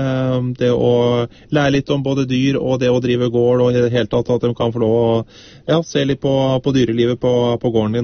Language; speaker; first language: Norwegian; native; Norwegian